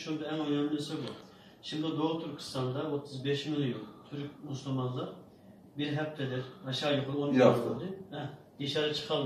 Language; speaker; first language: Turkish; non-native, learner; Uyghur